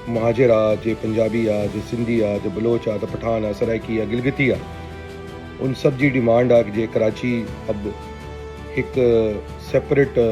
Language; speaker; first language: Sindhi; non-native, local second language; Urdu